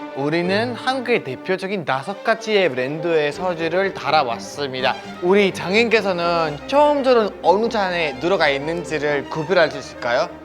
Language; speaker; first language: Korean; non-native, fluent; Spanish